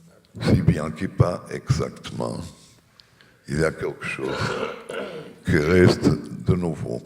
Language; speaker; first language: French; non-native, fluent; Portuguese